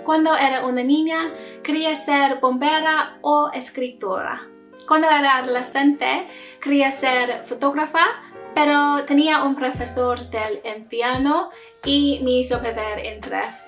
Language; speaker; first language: Spanish; non-native, learner; English